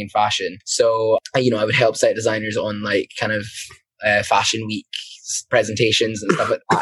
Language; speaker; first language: English; native; English